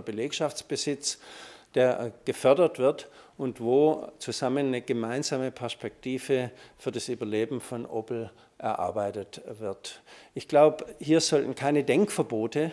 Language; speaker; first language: German; native; German